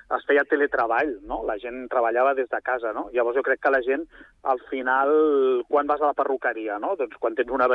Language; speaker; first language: Catalan; native; Catalan